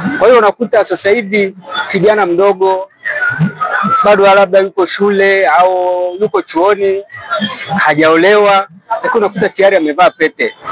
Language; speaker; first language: Swahili; native; Swahili